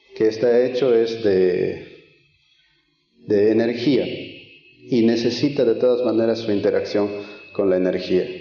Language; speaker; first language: Spanish; early bilingual, other home language; Quechua